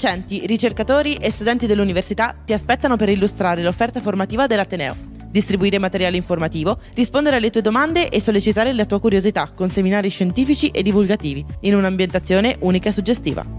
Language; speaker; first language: Italian; native; Italian